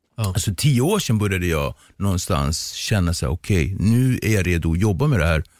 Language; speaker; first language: Swedish; early bilingual, other home language; Kabuverdianu